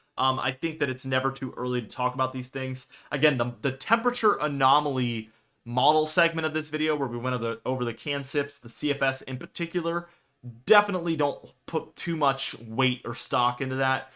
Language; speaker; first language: English; native; English